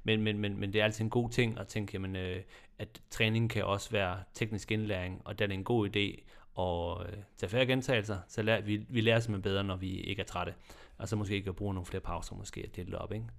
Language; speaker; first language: Danish; native; Danish